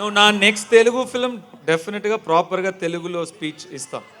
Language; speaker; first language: Telugu; non-native, learner; Tamil